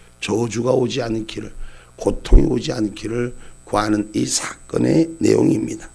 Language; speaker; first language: Korean; native; Korean